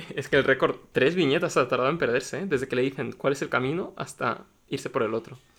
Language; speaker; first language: Spanish; early bilingual, other home language; Russian